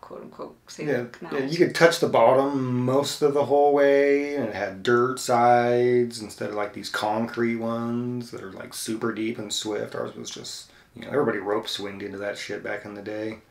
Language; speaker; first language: English; native; English